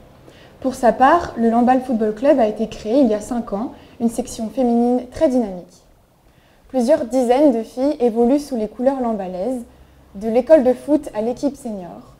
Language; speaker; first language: French; native; French